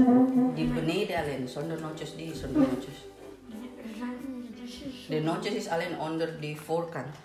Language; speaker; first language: Dutch; non-native, learner; Indonesian